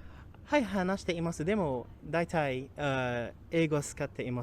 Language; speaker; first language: Japanese; non-native, learner; Arabic